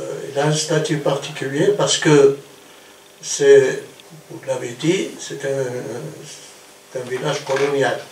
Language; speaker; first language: French; non-native, local second language; Kabyle